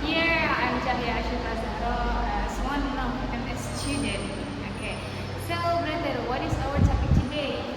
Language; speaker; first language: English; non-native, learner; Indonesian